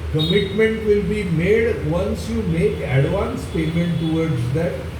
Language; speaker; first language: English; non-native, local second language; Marathi